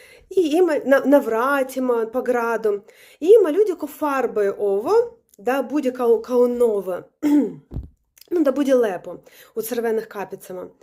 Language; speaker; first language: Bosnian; non-native, learner; Russian